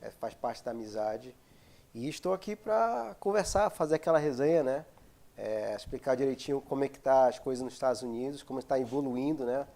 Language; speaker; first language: Portuguese; native; Portuguese